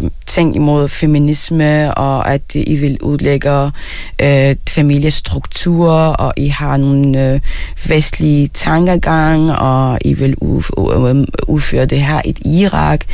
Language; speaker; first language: Danish; non-native, fluent; Arabic